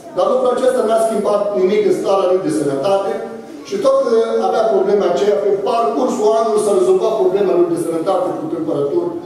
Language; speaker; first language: Romanian; non-native, fluent; Arabic